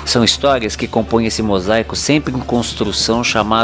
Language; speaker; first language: Portuguese; native; Portuguese